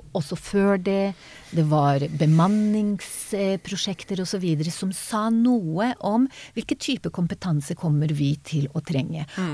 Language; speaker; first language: Norwegian; non-native, fluent; Hebrew